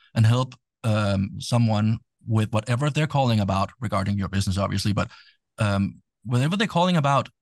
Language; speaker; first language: English; non-native, fluent; Danish